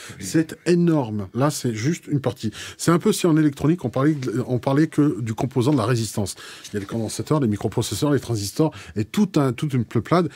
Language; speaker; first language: French; native; French